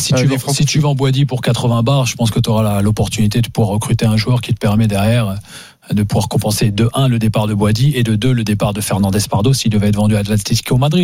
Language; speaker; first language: French; native; French